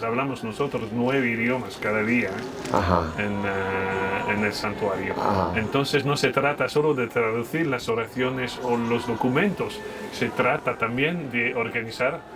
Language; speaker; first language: Spanish; non-native, fluent; French